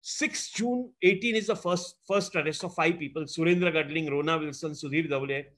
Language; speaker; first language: Hindi; non-native, local second language; Gujarati